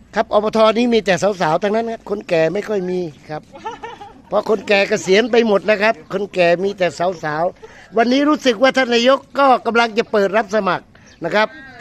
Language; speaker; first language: Thai; non-native, local second language; Northern Khmer